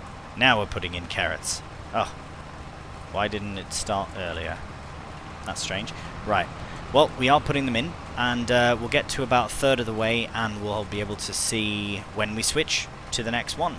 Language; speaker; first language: English; native; English